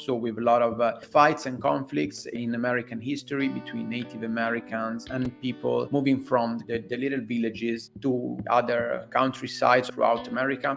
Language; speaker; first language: English; non-native, fluent; Italian